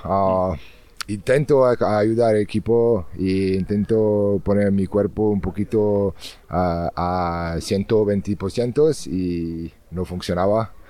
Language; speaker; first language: Spanish; non-native, learner; French